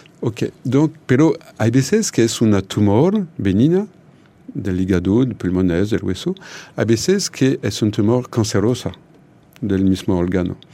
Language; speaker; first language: Spanish; non-native, learner; French